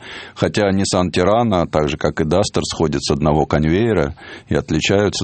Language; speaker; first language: Russian; native; Russian